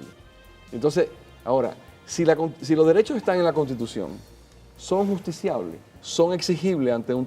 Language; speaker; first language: Spanish; native; Spanish